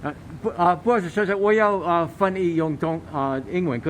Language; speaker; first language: Chinese; non-native, learner; English